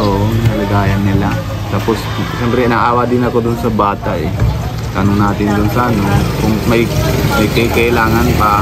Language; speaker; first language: Filipino; non-native, learner; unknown